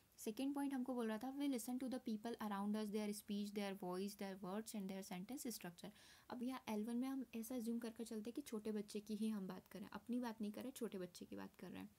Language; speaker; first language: Hindi; native; Hindi